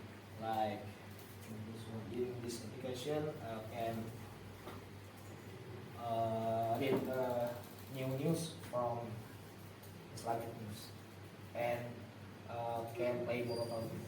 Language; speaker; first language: English; non-native, learner; Indonesian